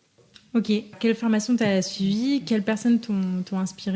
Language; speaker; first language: French; native; French